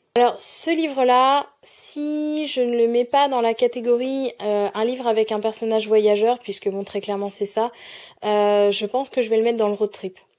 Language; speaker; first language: French; native; French